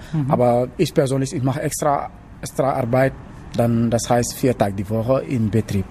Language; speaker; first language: German; non-native, learner; Wolof